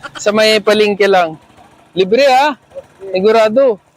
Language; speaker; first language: Filipino; non-native, learner; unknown